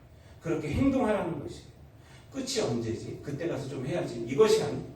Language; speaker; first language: Korean; native; Korean